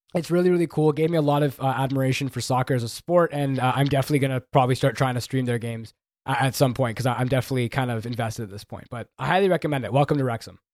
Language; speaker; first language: English; early bilingual, other home language; Hindi